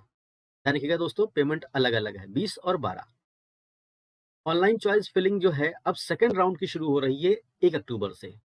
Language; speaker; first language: Hindi; native; Hindi